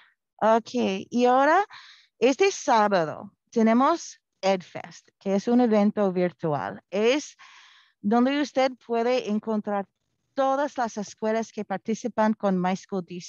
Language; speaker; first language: Spanish; non-native, fluent; English